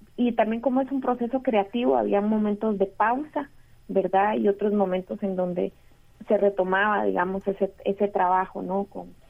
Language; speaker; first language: Spanish; native; Spanish